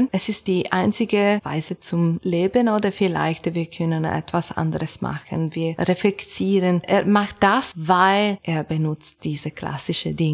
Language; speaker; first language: German; non-native, learner; Italian